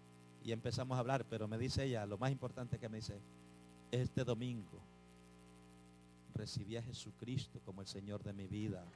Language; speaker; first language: Spanish; native; Spanish